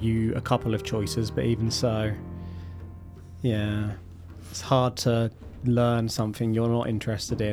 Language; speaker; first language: English; native; English